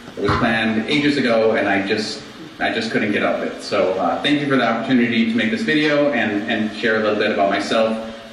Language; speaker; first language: English; native; English